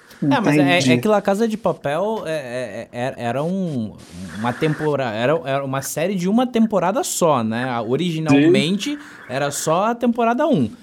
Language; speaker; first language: Portuguese; native; Portuguese